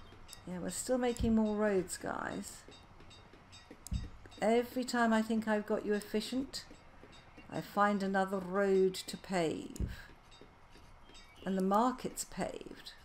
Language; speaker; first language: English; native; English